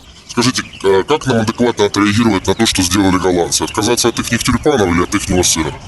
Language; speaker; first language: Russian; native; Russian